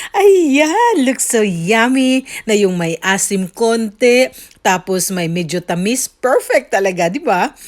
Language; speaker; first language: Filipino; native; Filipino